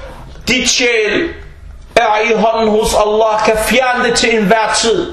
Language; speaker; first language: Danish; early bilingual, other home language; Arabic